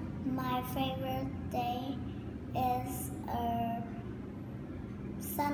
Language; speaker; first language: English; non-native, learner; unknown